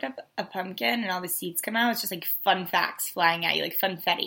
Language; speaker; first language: English; native; English